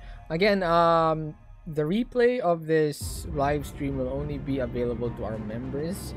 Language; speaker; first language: English; non-native, local second language; Filipino